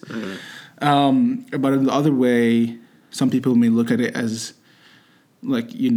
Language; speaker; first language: English; non-native, fluent; Arabic